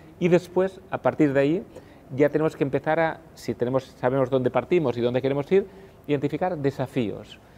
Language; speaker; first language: Spanish; non-native, local second language; Catalan